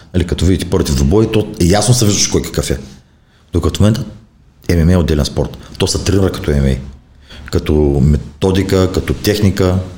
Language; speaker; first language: Bulgarian; native; Bulgarian